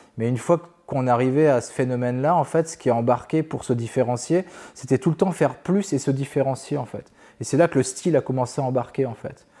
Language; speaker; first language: French; native; French